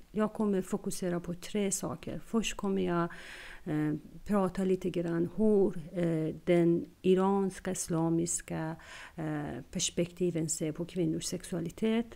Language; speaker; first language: Swedish; non-native, fluent; Persian